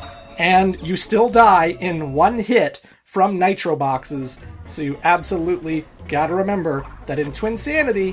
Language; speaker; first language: English; native; English